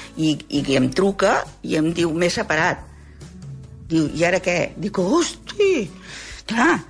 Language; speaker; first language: Catalan; native; Catalan